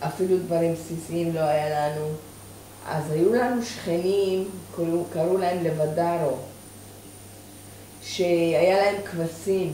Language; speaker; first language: Hebrew; early bilingual, other home language; Persian